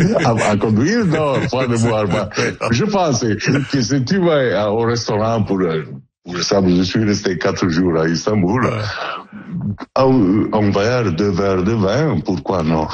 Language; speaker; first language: French; non-native, learner; Italian